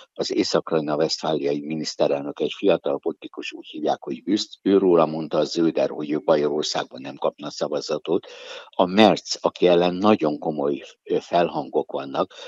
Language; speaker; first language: Hungarian; native; Hungarian